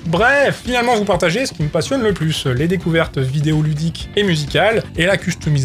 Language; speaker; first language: French; native; French